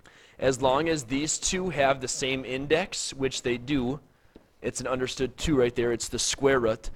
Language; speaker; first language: English; native; English